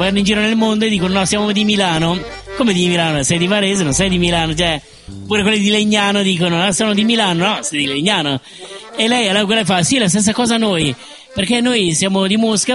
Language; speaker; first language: Italian; native; Italian